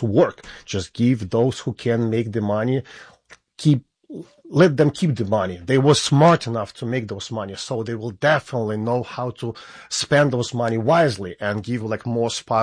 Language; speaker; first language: English; non-native, fluent; Russian